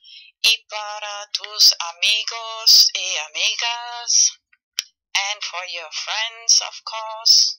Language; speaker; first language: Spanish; non-native, fluent; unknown